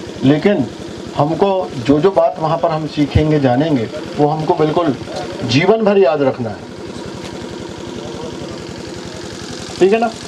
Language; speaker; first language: Hindi; native; Hindi